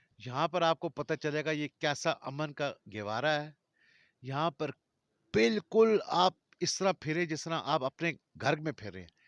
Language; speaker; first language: Urdu; non-native, local second language; Balti